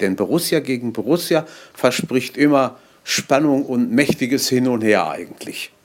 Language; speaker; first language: German; native; German